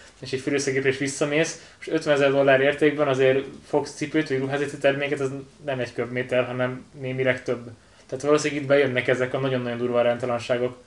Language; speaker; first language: Hungarian; native; Hungarian